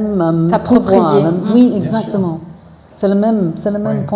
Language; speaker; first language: French; non-native, fluent; English